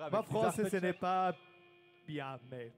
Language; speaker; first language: French; non-native, learner; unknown